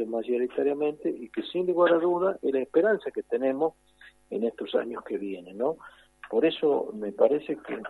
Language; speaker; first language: Spanish; native; Spanish